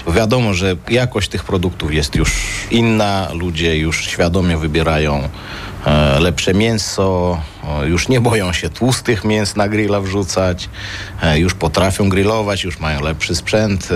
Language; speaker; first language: Polish; non-native, fluent; Armenian